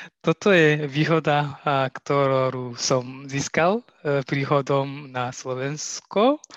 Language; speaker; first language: Slovak; non-native, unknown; Tigrinya